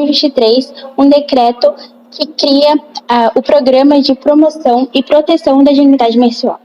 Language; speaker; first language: Portuguese; native; Portuguese